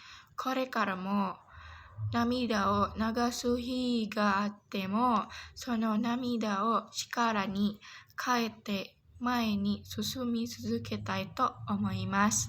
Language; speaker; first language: Japanese; non-native, learner; Indonesian